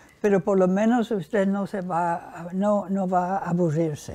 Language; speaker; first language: Spanish; non-native, fluent; English